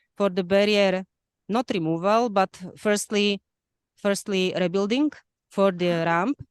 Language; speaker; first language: English; non-native, fluent; Slovak